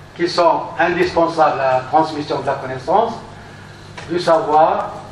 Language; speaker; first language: French; non-native, local second language; Arabic